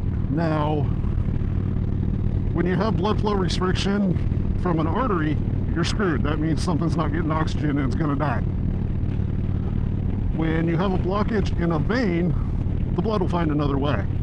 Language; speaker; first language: English; native; English